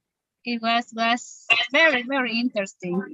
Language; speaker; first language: English; non-native, learner; Spanish